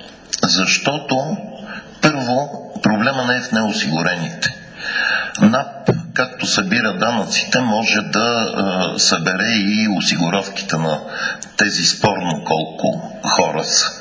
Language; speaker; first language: Bulgarian; native; Bulgarian